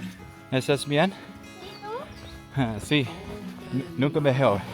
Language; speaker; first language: Spanish; non-native, learner; English